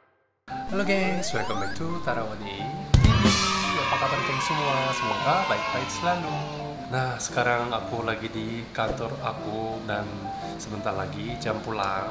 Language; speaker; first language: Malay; non-native, fluent; Korean